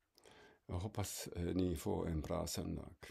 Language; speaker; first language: Swedish; non-native, fluent; German